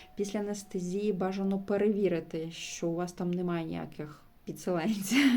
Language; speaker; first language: Ukrainian; non-native, local second language; Russian